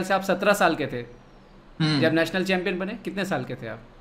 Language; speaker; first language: Hindi; native; Hindi